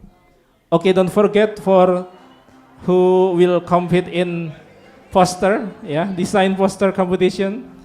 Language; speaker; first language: English; non-native, fluent; Indonesian